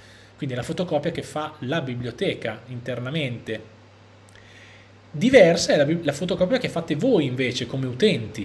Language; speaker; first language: Italian; native; Italian